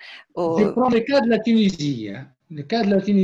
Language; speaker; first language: French; non-native, local second language; Arabic